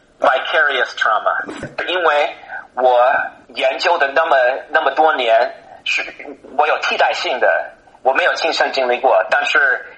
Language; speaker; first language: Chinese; non-native, fluent; English